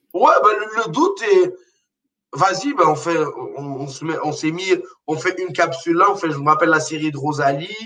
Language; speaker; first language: French; non-native, local second language; Arabic